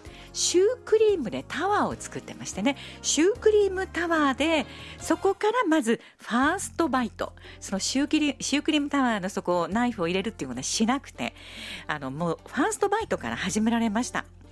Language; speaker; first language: Japanese; native; Japanese